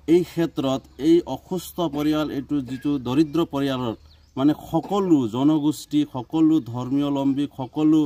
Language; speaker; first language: Assamese; non-native, local second language; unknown